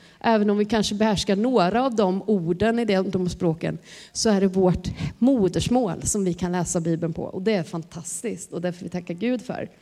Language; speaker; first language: Swedish; native; Swedish